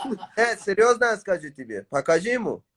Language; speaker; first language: Russian; non-native, learner; Tajik